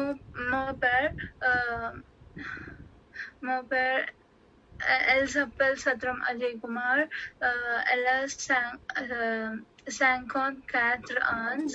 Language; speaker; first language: French; non-native, learner; Odia